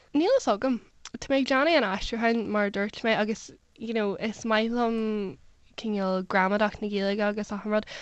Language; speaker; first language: Irish; non-native, local second language; English